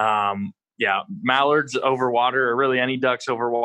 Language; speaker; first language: English; native; English